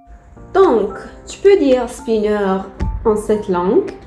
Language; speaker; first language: French; non-native, learner; Persian